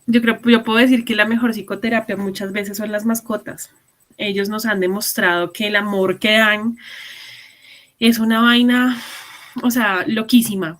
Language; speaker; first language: Spanish; native; Spanish